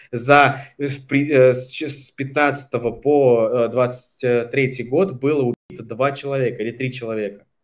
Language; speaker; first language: Russian; native; Russian